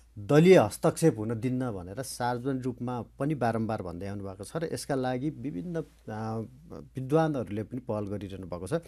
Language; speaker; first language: Nepali; native; Nepali